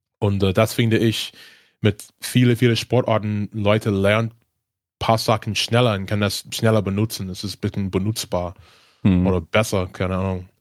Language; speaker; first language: German; non-native, learner; English